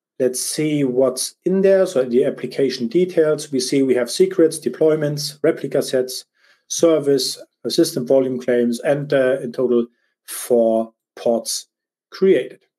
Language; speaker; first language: English; non-native, fluent; German